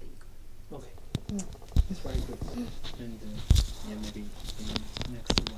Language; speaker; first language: English; non-native, learner; Chinese